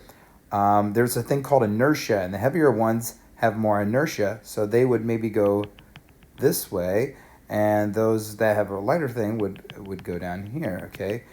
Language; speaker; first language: English; native; English